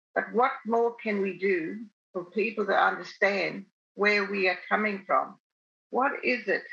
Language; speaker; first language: English; native; English